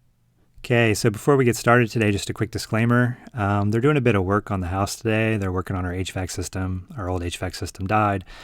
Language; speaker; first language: English; native; English